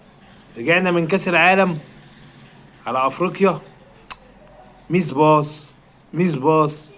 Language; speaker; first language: Arabic; native; Arabic